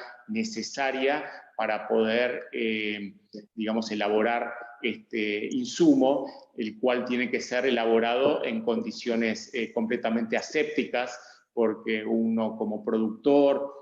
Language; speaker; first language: Spanish; native; Spanish